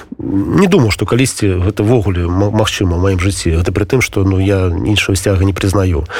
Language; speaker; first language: Belarusian; non-native, local second language; Russian